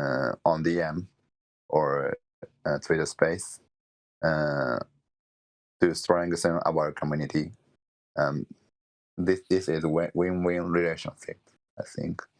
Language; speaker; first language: English; non-native, learner; Japanese